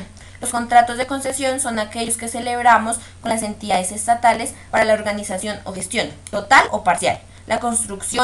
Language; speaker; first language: Spanish; native; Spanish